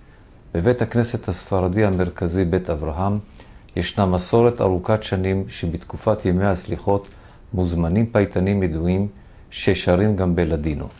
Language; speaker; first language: Hebrew; native; Hebrew